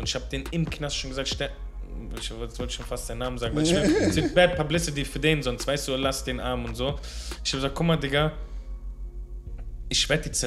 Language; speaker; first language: German; native; German